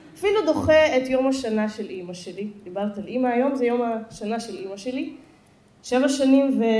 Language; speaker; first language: Hebrew; non-native, local second language; Arabic